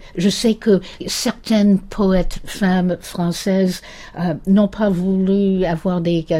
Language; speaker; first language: French; non-native, fluent; English